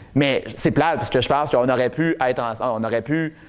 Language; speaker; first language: French; native; French